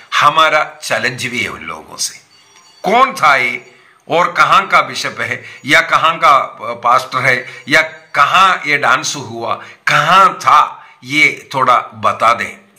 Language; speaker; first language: Hindi; non-native, local second language; Malayalam